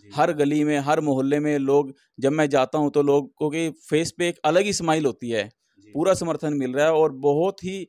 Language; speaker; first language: Hindi; native; Hindi